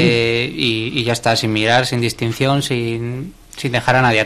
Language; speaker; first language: Spanish; native; Spanish